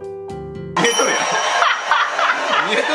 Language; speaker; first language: Japanese; native; Japanese